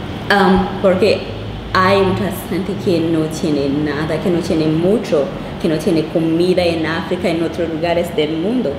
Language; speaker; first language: Spanish; non-native, local second language; Kinyarwanda